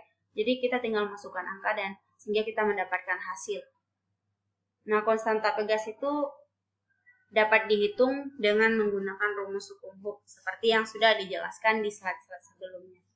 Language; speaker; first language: Indonesian; native; Indonesian